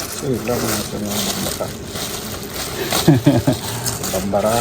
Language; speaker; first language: Spanish; non-native, learner; Bambara